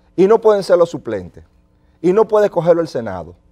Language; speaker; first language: Spanish; native; Spanish